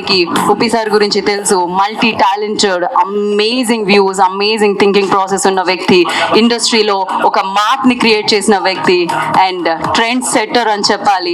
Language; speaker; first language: Telugu; native; Telugu